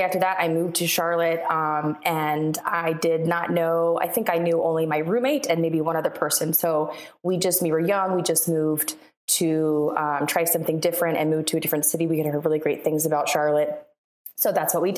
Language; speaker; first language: English; native; English